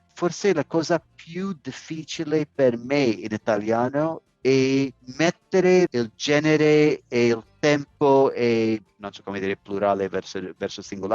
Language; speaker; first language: Italian; non-native, learner; English